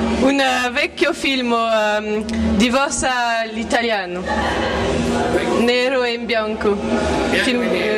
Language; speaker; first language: Italian; non-native, learner; French